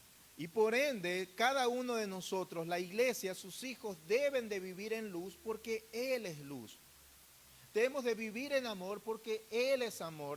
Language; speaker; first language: Spanish; native; Spanish